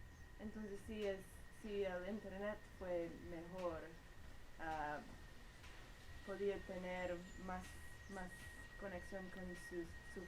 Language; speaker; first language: Spanish; non-native, learner; English